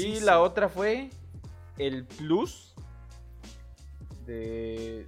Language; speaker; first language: Spanish; native; Spanish